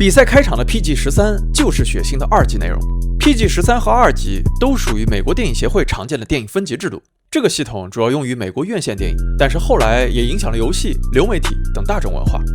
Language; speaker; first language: Chinese; native; Chinese